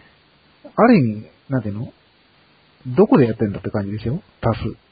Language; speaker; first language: Japanese; native; Japanese